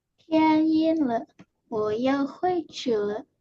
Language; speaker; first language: Chinese; non-native, learner; Indonesian